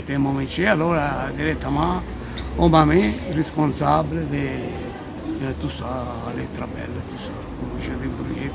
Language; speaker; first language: French; non-native, learner; Italian